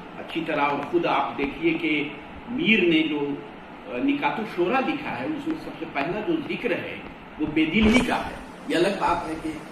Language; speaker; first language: Urdu; native; Urdu